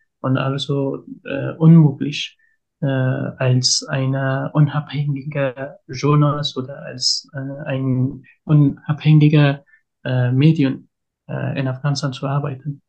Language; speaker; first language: German; non-native, learner; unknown